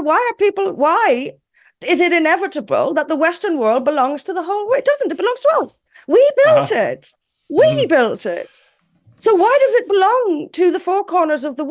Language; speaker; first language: English; native; English